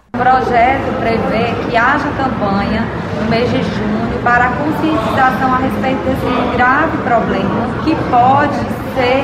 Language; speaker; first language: Portuguese; native; Portuguese